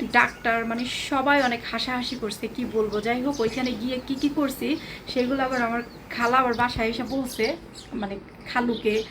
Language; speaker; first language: Bangla; early bilingual, heritage; Bangla